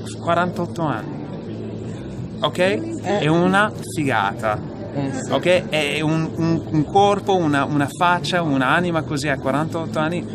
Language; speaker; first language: Italian; non-native, fluent; French